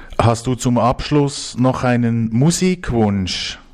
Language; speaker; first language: German; native; German